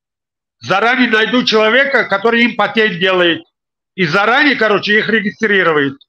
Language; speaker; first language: Russian; non-native, local second language; Tajik